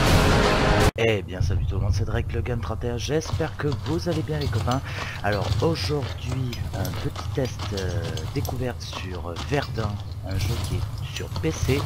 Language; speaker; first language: French; native; French